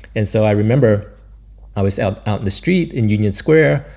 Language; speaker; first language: English; native; English